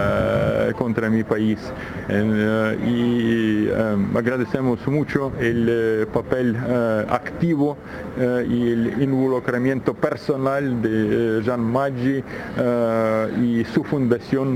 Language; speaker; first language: Spanish; non-native, fluent; Ukrainian